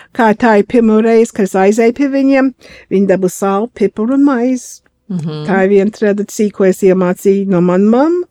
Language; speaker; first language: Latvian; early bilingual, heritage; Latvian